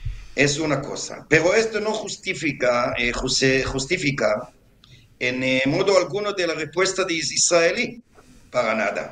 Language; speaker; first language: Spanish; non-native, fluent; Hebrew